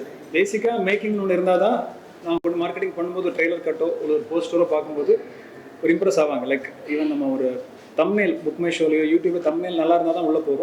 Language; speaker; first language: Tamil; native; Tamil